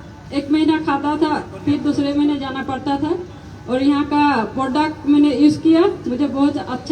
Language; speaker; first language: Hindi; non-native, local second language; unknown